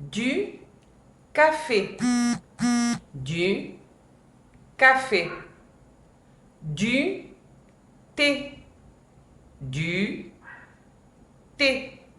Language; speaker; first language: French; non-native, fluent; Spanish